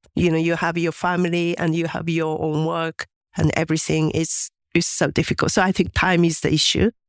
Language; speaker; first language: English; non-native, fluent; Japanese